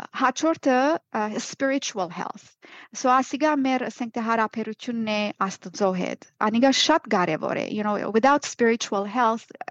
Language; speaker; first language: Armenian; early bilingual, heritage; Armenian